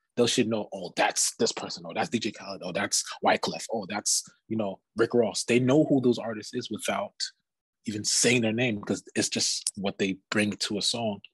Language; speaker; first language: English; native; English